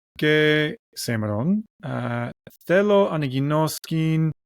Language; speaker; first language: Greek; non-native, learner; English